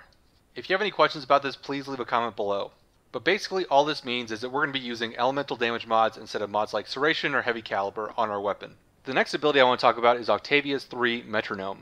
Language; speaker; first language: English; native; English